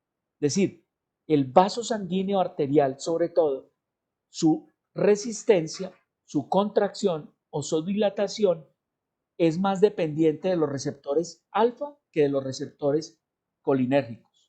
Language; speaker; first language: Spanish; native; Spanish